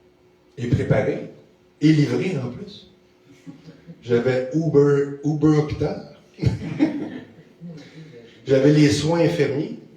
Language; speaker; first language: French; native; French